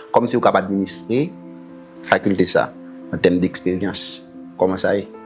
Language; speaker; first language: Haitian Creole; native; Haitian Creole